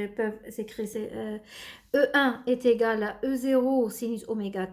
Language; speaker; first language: French; non-native, local second language; Arabic